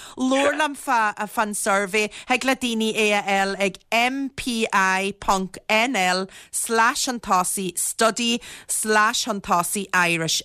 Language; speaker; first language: Irish; native; Irish